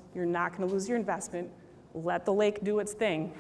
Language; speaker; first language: English; native; English